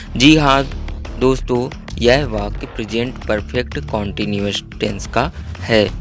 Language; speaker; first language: Hindi; native; Hindi